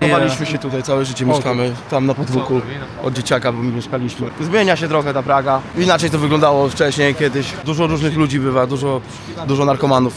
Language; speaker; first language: Polish; native; Polish